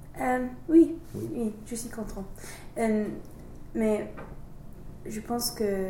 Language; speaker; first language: French; non-native, learner; English